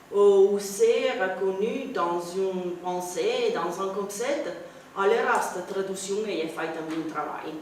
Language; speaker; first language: French; non-native, fluent; Italian